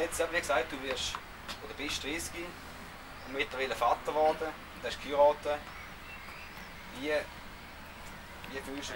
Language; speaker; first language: German; native; German